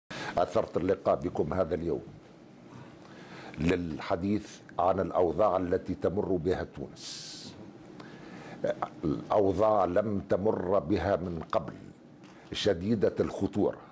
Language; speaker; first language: Arabic; native; Arabic